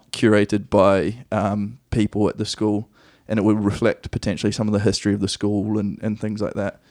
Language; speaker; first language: English; native; English